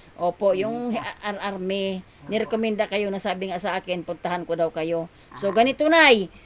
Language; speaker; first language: Filipino; non-native, local second language; Masbatenyo